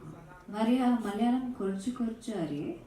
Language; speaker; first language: Malayalam; non-native, learner; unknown